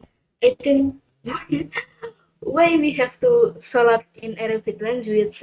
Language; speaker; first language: English; non-native, learner; Indonesian